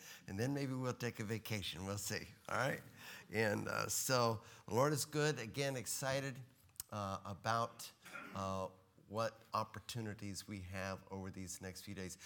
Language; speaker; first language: English; native; English